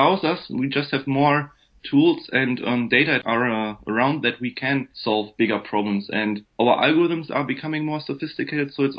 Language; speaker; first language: English; non-native, fluent; German